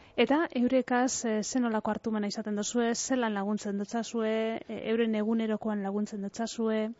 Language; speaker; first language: Basque; native; Basque